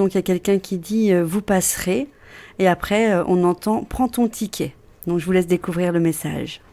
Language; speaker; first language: French; native; French